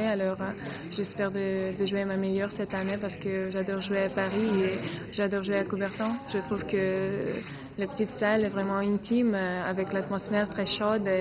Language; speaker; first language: French; non-native, fluent; Russian